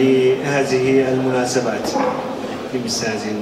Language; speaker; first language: Arabic; non-native, fluent; Turkish